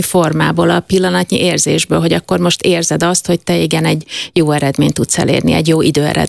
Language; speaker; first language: Hungarian; native; Hungarian